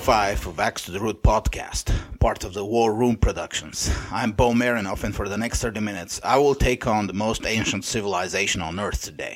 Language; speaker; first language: English; non-native, fluent; Bulgarian